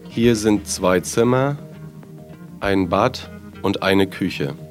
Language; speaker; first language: German; non-native, learner; Russian